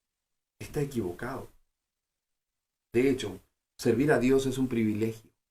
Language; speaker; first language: Spanish; native; Spanish